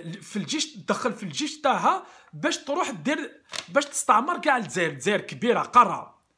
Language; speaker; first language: Arabic; non-native, local second language; Kabyle